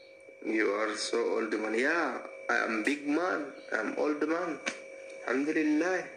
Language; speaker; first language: English; non-native, learner; Oromo